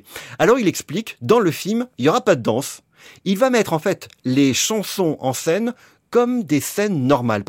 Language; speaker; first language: French; native; French